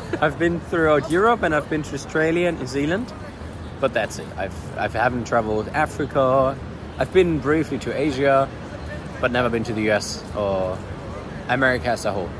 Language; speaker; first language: English; non-native, fluent; German